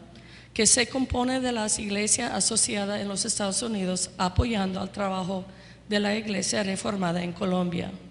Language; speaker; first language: Spanish; non-native, fluent; English